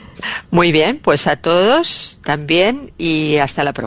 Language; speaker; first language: Spanish; native; Spanish